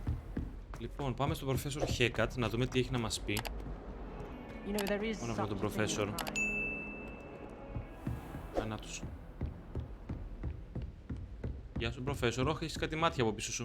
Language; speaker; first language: Greek; native; Greek